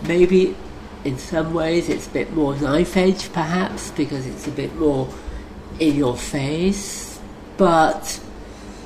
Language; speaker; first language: English; native; English